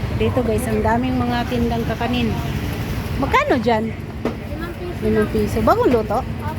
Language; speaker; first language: Filipino; non-native, local second language; Cebuano